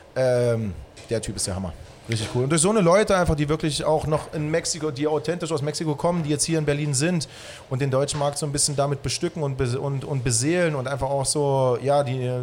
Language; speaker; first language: German; native; German